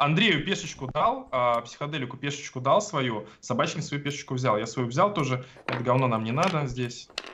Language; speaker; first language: Russian; native; Russian